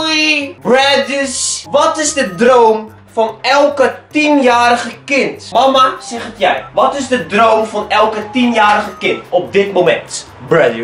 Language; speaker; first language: Dutch; native; Dutch